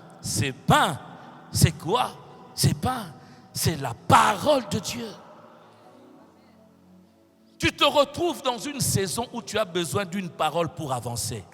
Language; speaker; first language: French; non-native, local second language; Lingala